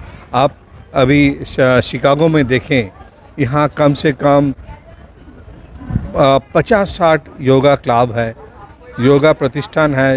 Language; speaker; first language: Hindi; non-native, local second language; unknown